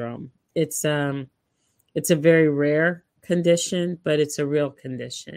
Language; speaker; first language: English; native; English